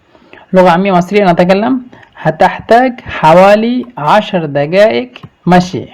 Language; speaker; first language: Arabic; non-native, fluent; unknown